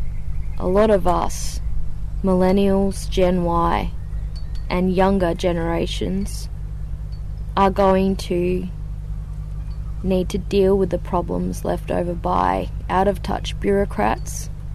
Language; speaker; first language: English; native; English